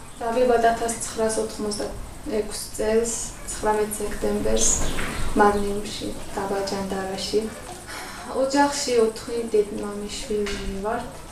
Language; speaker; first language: Georgian; non-native, local second language; Azerbaijani